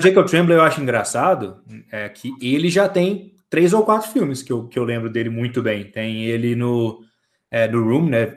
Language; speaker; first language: Portuguese; native; Portuguese